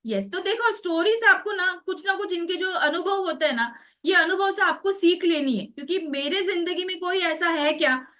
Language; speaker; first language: Hindi; non-native, local second language; Marathi